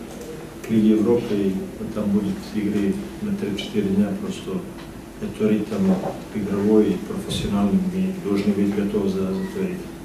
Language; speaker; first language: Russian; non-native, fluent; Serbian